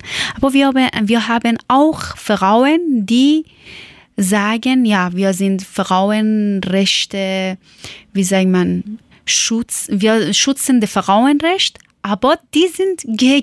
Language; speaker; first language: German; non-native, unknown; Persian